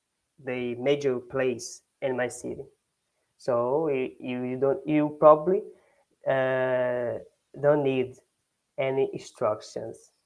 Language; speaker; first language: English; non-native, learner; Portuguese